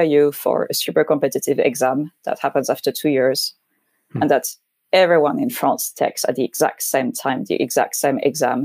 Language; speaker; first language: English; non-native, fluent; French